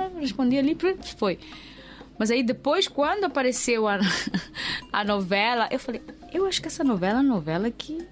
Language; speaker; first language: Portuguese; native; Portuguese